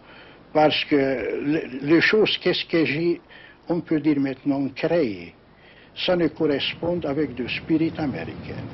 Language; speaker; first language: French; non-native, learner; Hungarian